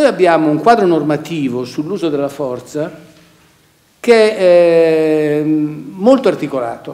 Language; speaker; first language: Italian; native; Italian